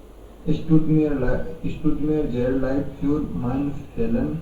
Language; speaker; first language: German; non-native, learner; Hindi